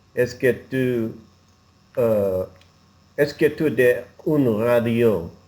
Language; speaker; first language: French; non-native, learner; English